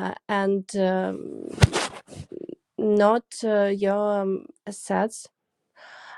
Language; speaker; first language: English; non-native, learner; Russian